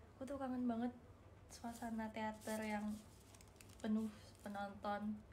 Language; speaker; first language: Indonesian; native; Indonesian